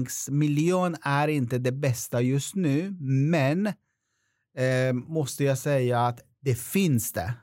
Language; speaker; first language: Swedish; non-native, fluent; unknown